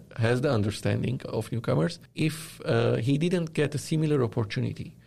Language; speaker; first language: English; non-native, fluent; Arabic